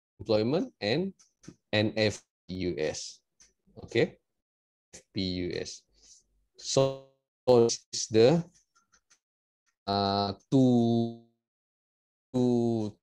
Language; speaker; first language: English; non-native, local second language; Malay